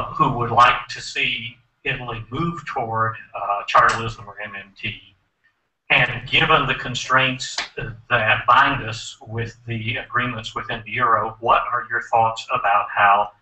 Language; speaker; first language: English; native; English